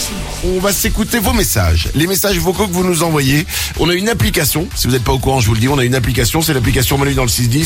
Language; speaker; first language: French; native; French